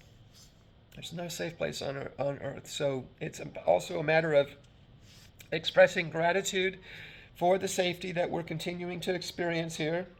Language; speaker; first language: English; native; English